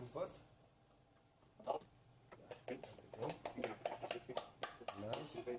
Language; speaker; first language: English; non-native, learner; Thai